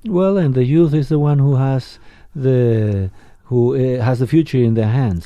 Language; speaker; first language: English; non-native, fluent; Spanish